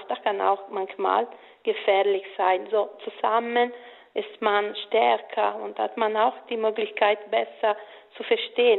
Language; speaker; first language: German; non-native, fluent; Italian